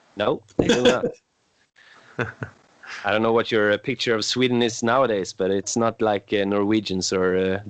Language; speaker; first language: English; non-native, fluent; Swedish